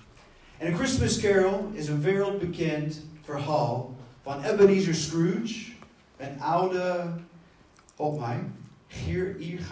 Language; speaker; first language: Dutch; non-native, fluent; English